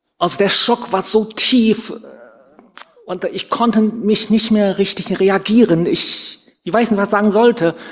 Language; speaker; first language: German; non-native, fluent; Chinese